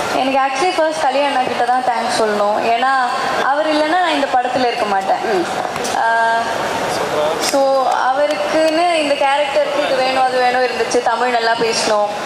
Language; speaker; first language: Tamil; non-native, local second language; Malayalam